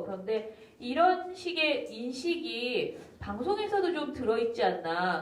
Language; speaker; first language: Korean; native; Korean